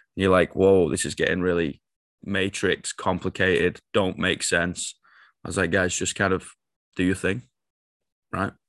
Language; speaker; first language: English; native; English